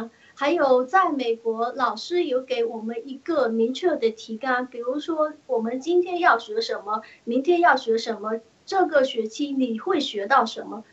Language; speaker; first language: Chinese; early bilingual, heritage; Chinese